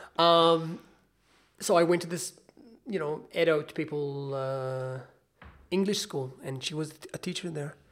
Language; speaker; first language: English; non-native, fluent; Hebrew